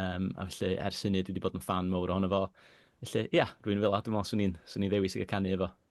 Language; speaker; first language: Welsh; native; Welsh